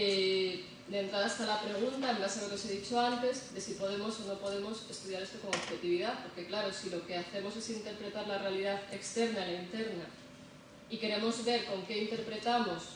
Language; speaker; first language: Spanish; native; Spanish